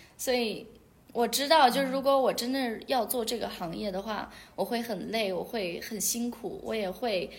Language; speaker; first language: Chinese; non-native, local second language; Uyghur